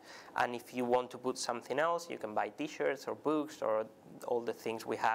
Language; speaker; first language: English; non-native, fluent; Spanish